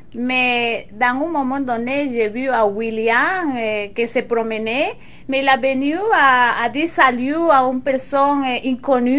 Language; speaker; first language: French; non-native, local second language; Spanish